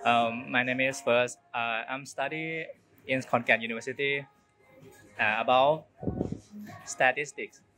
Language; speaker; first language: English; non-native, learner; Thai